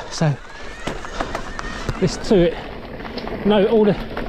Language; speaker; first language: English; native; English